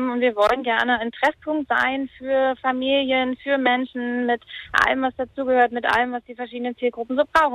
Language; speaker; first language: German; native; German